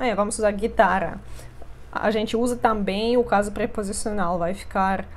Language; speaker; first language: Portuguese; non-native, fluent; Russian